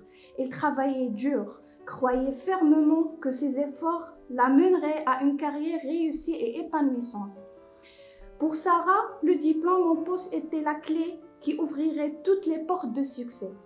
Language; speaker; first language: French; non-native, local second language; Arabic